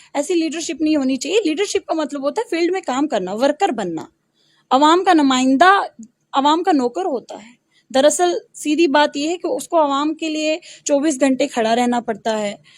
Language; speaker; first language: Hindi; non-native, local second language; Pahari-Potwari